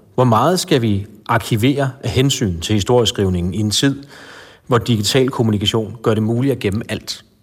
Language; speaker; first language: Danish; native; Danish